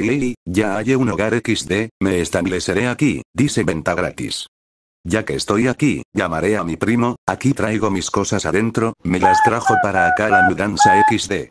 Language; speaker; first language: Spanish; native; Spanish